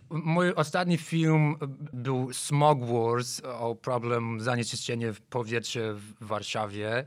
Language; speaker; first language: Polish; non-native, learner; English